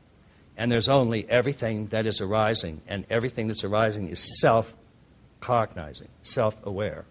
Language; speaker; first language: English; native; English